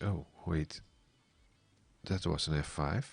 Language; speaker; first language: English; non-native, fluent; Dutch